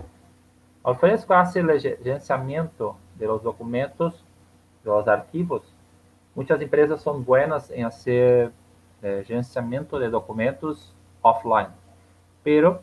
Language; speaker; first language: Spanish; non-native, learner; Portuguese